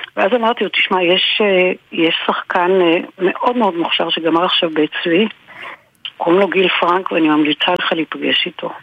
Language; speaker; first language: Hebrew; early bilingual, other home language; English